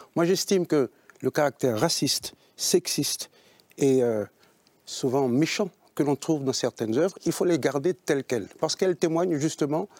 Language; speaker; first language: French; native; French